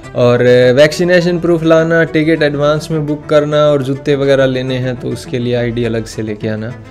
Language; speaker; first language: Hindi; native; Hindi